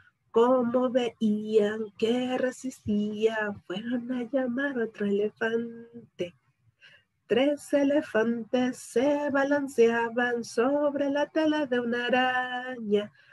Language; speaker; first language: Spanish; native; Spanish